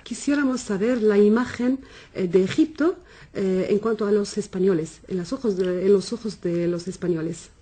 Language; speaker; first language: Spanish; non-native, fluent; Arabic